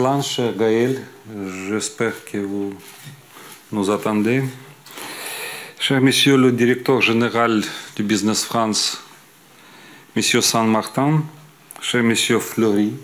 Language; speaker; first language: French; non-native, fluent; Ukrainian